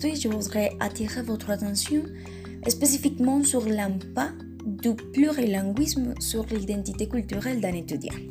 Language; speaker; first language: French; non-native, fluent; Spanish